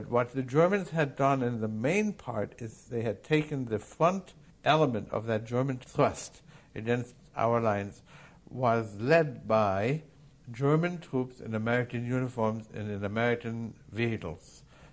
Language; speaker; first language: English; non-native, fluent; German